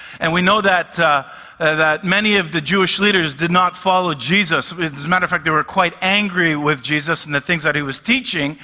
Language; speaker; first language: English; native; English